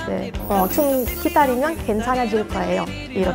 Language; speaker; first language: Korean; non-native, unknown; French